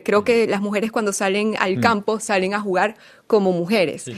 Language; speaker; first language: Spanish; native; Spanish